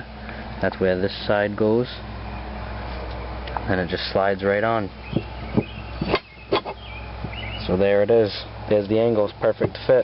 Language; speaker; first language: English; native; English